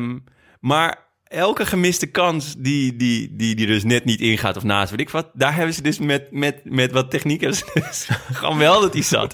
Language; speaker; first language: Dutch; native; Dutch